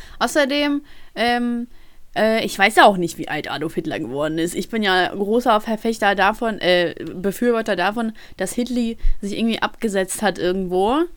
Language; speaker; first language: German; early bilingual, other home language; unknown